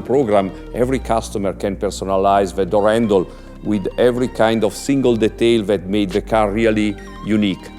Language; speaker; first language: English; non-native, fluent; Italian